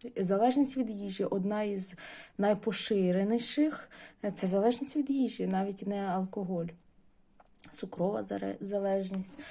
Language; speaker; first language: Ukrainian; non-native, local second language; Russian